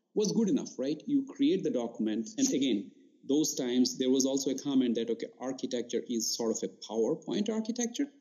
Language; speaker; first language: English; non-native, local second language; Bangla